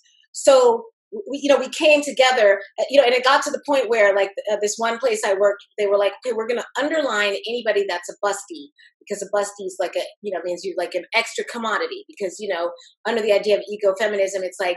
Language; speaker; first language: English; native; English